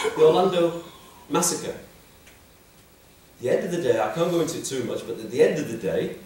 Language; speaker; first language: English; native; English